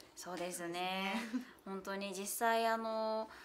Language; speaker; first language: Japanese; native; Japanese